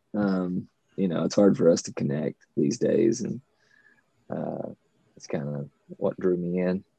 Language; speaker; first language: English; native; English